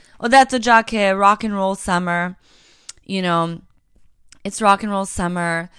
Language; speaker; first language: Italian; early bilingual, heritage; Italian